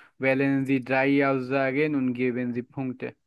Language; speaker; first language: German; non-native, fluent; Bangla